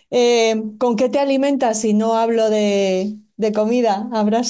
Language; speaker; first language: Spanish; native; Spanish